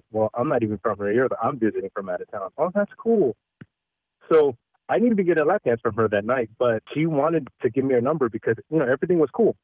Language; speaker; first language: English; early bilingual, other home language; Filipino